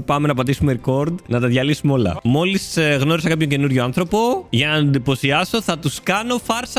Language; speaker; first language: Greek; native; Greek